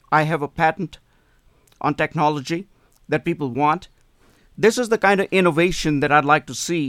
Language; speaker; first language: English; non-native, local second language; Hindi